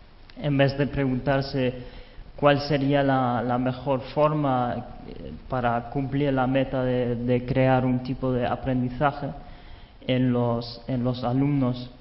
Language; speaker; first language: Spanish; non-native, fluent; German